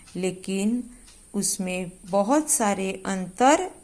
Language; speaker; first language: Hindi; non-native, local second language; Marathi